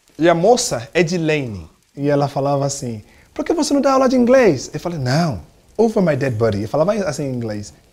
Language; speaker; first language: Portuguese; non-native, fluent; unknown